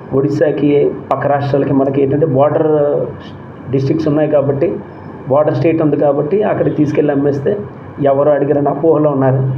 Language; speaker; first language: Telugu; native; Telugu